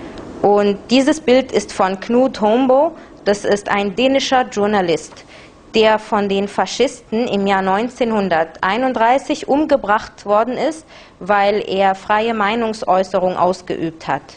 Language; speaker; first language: German; non-native, fluent; Arabic